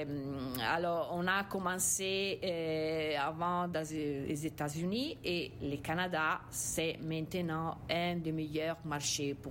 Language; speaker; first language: French; non-native, fluent; Italian